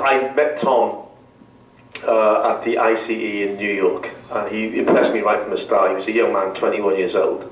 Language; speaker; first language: English; native; English